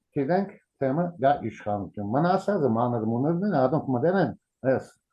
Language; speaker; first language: Armenian; early bilingual, heritage; Armenian